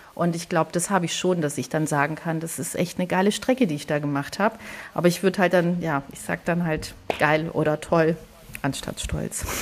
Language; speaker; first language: German; early bilingual, other home language; Greek